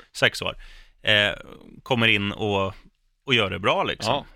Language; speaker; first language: Swedish; native; Swedish